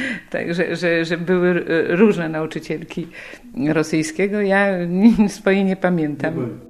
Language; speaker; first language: Polish; native; Polish